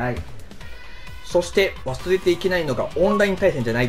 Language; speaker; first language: Japanese; native; Japanese